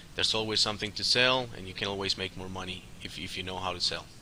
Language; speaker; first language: English; non-native, fluent; Spanish